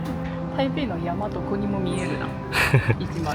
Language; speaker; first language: Japanese; non-native, fluent; Chinese